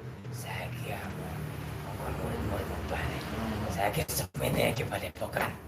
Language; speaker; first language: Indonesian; non-native, local second language; Javanese